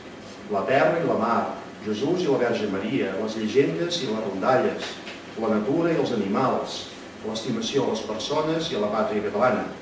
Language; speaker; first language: Catalan; native; Catalan